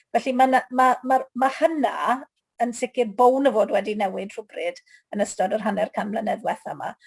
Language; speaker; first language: Welsh; native; Welsh